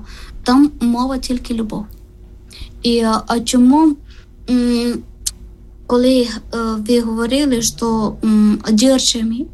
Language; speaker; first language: Ukrainian; non-native, learner; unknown